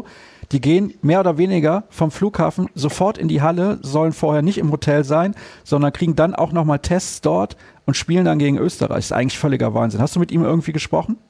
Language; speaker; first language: German; native; German